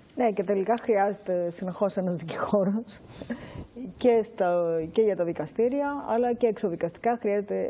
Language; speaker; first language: Greek; native; Greek